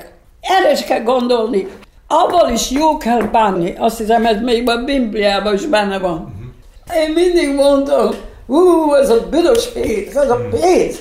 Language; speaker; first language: Hungarian; early bilingual, heritage; Hungarian